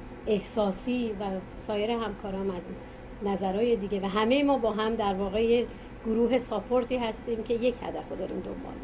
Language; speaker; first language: Persian; native; Persian